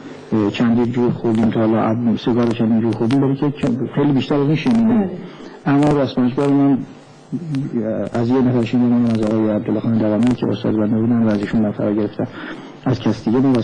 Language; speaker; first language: Persian; native; Persian